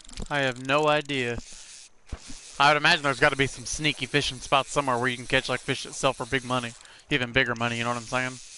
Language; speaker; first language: English; native; English